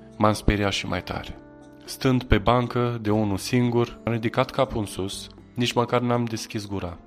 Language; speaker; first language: Romanian; native; Romanian